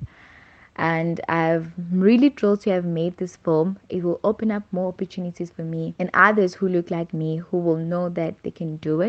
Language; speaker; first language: English; non-native, local second language; Zulu